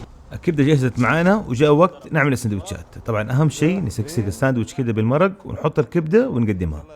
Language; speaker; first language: Arabic; native; Arabic